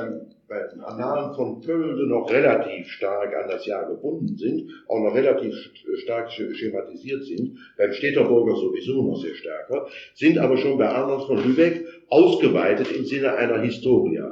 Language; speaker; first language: German; native; German